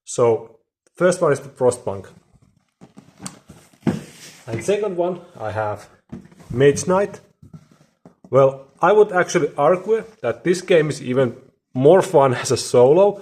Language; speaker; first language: English; non-native, fluent; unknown